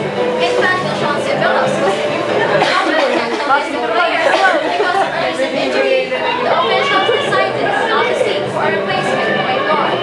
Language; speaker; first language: English; non-native, local second language; Filipino